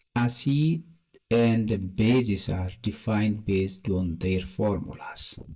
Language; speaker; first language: English; non-native, local second language; Amharic